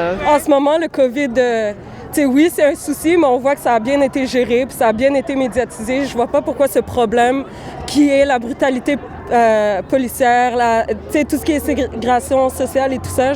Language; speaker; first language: French; native; French